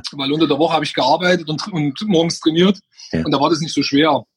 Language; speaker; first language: German; native; German